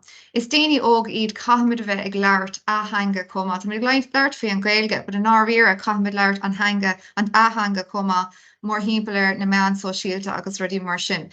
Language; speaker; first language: Irish; non-native, local second language; English